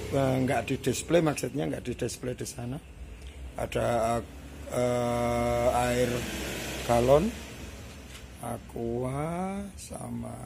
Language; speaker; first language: Indonesian; non-native, local second language; Javanese